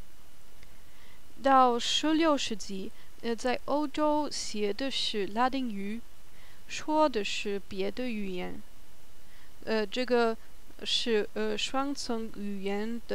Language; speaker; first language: Chinese; non-native, learner; German